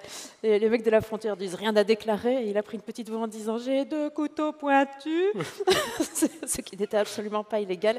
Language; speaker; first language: French; native; French